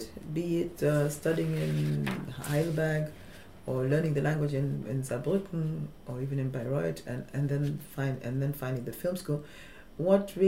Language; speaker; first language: English; non-native, local second language; Luo (Kenya and Tanzania)